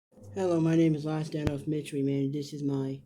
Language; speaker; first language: English; native; English